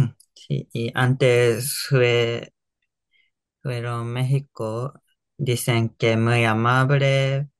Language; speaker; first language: Spanish; non-native, learner; Japanese